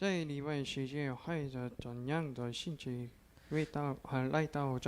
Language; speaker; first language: Chinese; non-native, learner; Korean